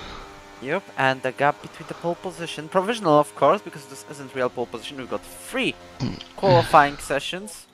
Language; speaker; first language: English; non-native, fluent; Polish